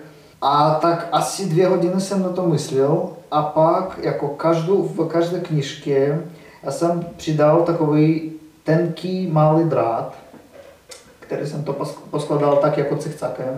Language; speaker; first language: Czech; non-native, learner; Russian